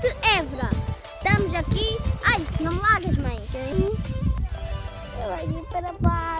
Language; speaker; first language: Portuguese; early bilingual, other home language; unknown